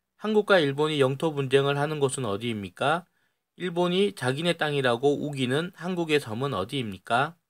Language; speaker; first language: Korean; native; Korean